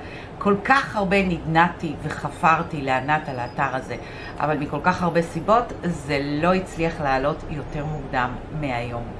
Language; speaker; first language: Hebrew; native; Hebrew